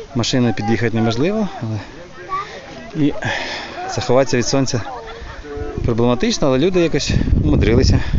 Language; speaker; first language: Ukrainian; native; Ukrainian